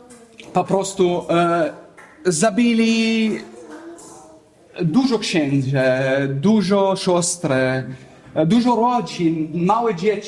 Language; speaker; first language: Polish; non-native, learner; Arabic